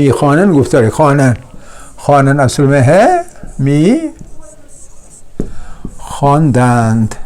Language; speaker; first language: Persian; non-native, fluent; Urdu